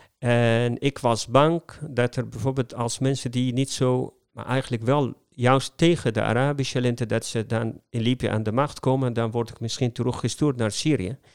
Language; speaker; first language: Dutch; non-native, fluent; Arabic